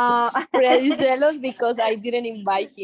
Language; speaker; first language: English; non-native, learner; Spanish